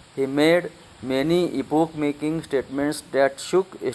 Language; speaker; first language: English; non-native, local second language; Marathi